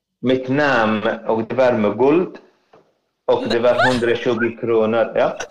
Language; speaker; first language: Swedish; non-native, fluent; Arabic